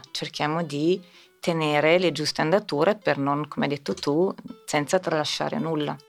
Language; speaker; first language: Italian; native; Italian